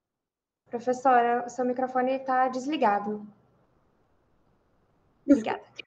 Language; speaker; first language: Portuguese; native; Portuguese